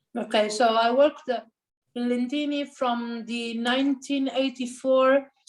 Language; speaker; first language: English; non-native, learner; Italian